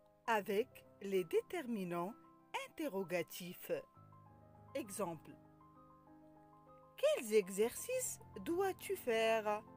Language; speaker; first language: French; non-native, local second language; Arabic